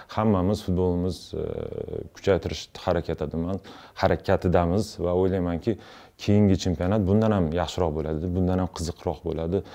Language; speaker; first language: Uzbek; non-native, local second language; Russian